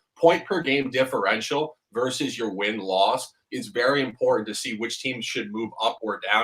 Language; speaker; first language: English; native; English